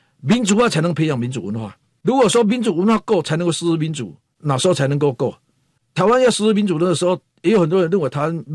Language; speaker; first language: Chinese; native; Chinese